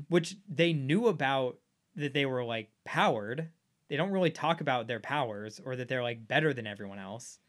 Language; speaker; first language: English; native; English